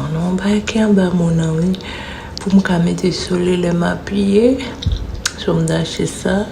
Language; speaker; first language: French; non-native, learner; Haitian Creole